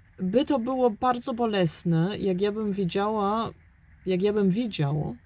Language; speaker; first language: Polish; early bilingual, heritage; German